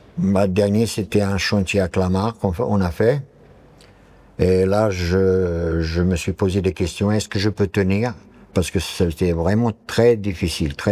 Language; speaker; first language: French; early bilingual, other home language; Serbian